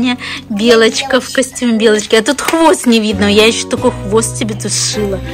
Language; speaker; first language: Russian; native; Russian